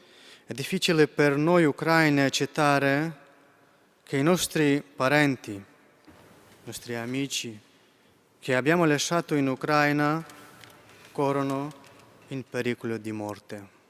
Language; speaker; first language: Italian; non-native, fluent; Ukrainian